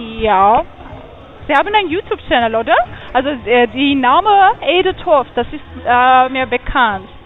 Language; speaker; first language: German; non-native, fluent; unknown